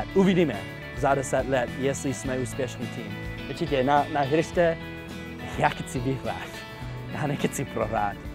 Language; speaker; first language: Czech; non-native, fluent; English